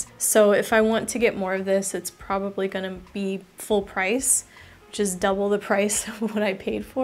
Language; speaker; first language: English; native; English